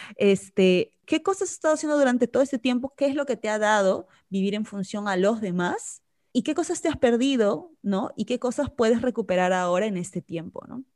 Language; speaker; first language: Spanish; native; Spanish